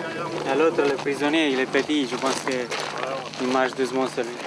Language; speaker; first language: French; non-native, fluent; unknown